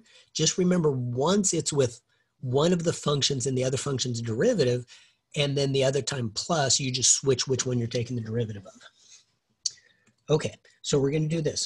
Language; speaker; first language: English; native; English